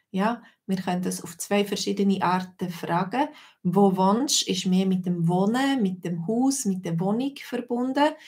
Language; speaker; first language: German; native; German